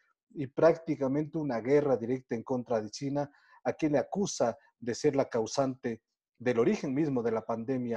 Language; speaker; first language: Spanish; native; Spanish